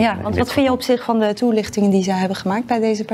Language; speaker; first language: Dutch; native; Dutch